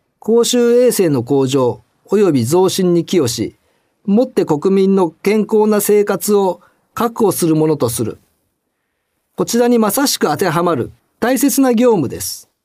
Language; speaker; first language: Japanese; native; Japanese